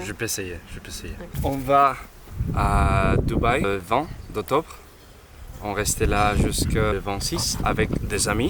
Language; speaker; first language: French; non-native, learner; Spanish